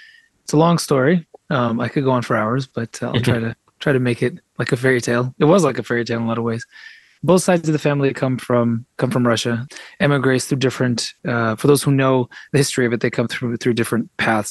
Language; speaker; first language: English; early bilingual, other home language; Russian